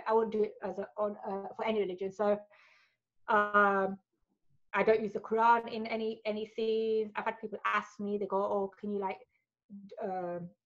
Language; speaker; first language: English; early bilingual, other home language; Hindi